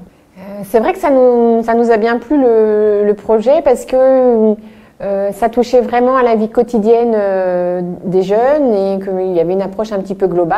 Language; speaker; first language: French; native; French